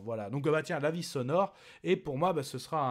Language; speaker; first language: French; native; French